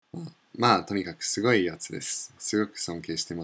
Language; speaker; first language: Japanese; non-native, fluent; English